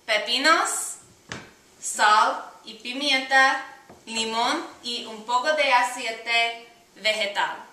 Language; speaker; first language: Spanish; non-native, learner; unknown